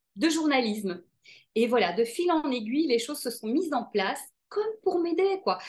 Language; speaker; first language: French; native; French